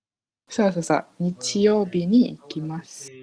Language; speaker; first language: Japanese; non-native, learner; Malay